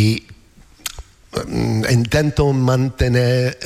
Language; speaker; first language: Spanish; non-native, learner; English